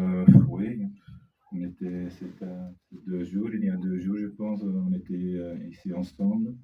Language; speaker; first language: French; non-native, fluent; Dutch